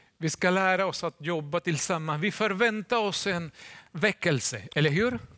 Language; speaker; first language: Swedish; non-native, fluent; Spanish